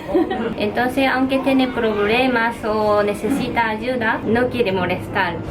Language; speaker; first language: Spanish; non-native, fluent; Japanese